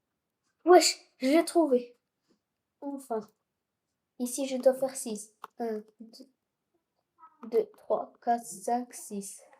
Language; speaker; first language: French; non-native, local second language; Arabic